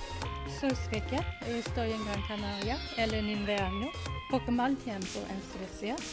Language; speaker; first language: Spanish; non-native, learner; Swedish